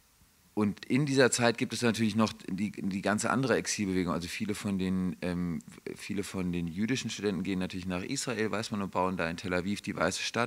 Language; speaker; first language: German; native; German